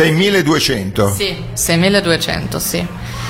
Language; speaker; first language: Italian; non-native, fluent; German